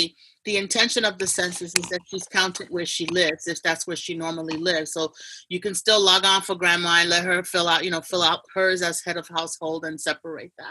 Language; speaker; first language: English; native; English